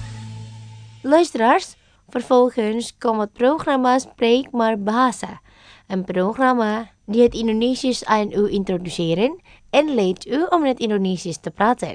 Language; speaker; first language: Dutch; non-native, learner; Indonesian